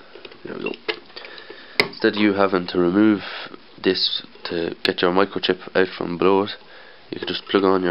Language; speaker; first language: English; native; English